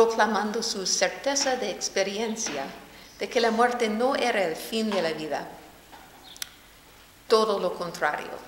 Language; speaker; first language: Spanish; non-native, fluent; English